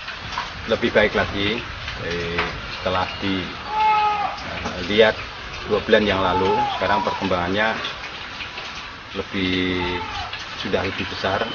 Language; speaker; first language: Indonesian; non-native, local second language; Javanese